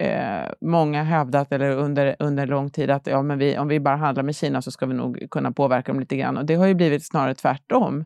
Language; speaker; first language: Swedish; native; Swedish